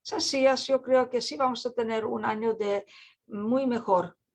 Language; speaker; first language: Spanish; non-native, fluent; English